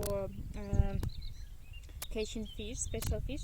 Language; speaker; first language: English; non-native, learner; Russian